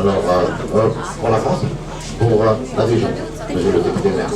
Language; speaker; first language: French; non-native, fluent; Chinese